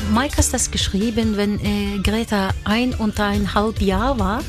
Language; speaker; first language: German; non-native, fluent; Norwegian